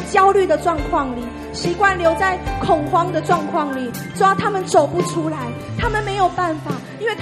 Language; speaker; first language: Chinese; native; Chinese